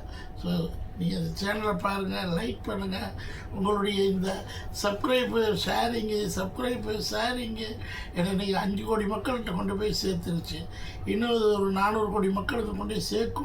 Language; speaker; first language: Tamil; native; Tamil